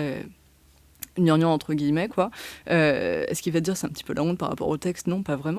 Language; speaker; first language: French; native; French